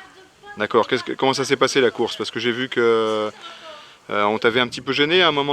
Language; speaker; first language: French; native; French